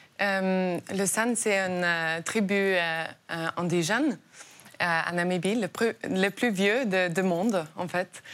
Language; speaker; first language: French; non-native, learner; Norwegian